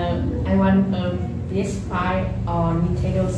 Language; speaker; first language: English; non-native, learner; Vietnamese